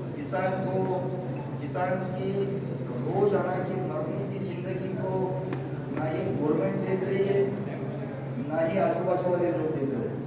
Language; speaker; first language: Hindi; non-native, local second language; Marathi